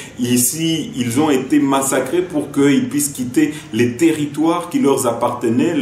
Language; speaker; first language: French; non-native, local second language; Lingala